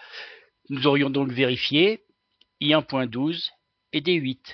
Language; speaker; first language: French; native; French